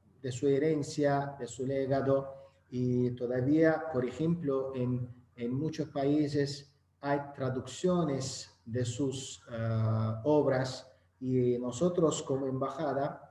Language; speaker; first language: Spanish; non-native, fluent; Azerbaijani